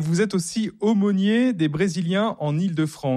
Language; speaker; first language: French; native; French